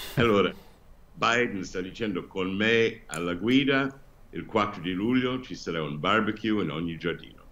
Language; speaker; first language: Italian; non-native, fluent; English